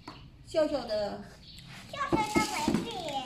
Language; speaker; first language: Chinese; native; Chinese